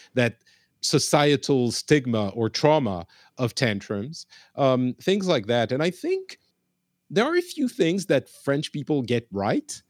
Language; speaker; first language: English; non-native, fluent; Arabic